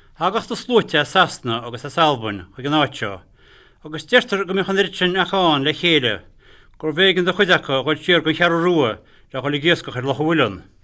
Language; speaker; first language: Irish; native; Irish